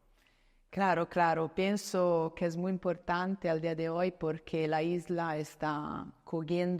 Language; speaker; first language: Spanish; non-native, fluent; Italian